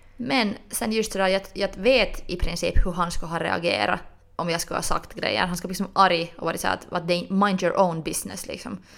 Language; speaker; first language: Swedish; native; Swedish